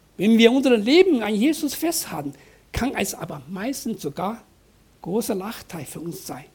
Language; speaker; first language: German; non-native, fluent; Chinese